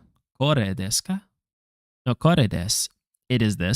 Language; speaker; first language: Japanese; non-native, learner; English